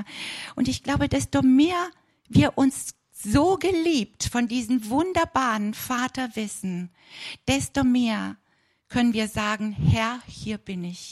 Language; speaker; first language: German; non-native, fluent; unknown